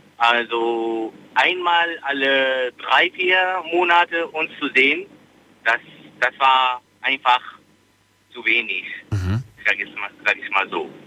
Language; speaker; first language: German; non-native, fluent; Arabic